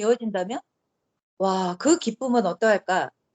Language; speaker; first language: Korean; native; Korean